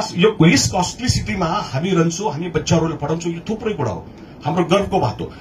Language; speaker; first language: Nepali; early bilingual, heritage; Nepali